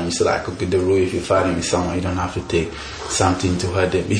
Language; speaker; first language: English; non-native, local second language; Ga